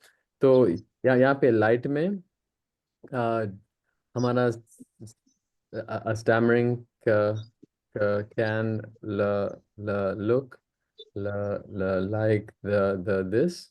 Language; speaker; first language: Hindi; non-native, local second language; English